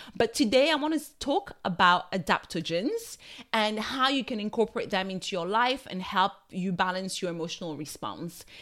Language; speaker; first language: English; non-native, fluent; French